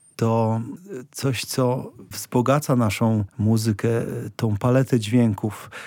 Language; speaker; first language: Polish; native; Polish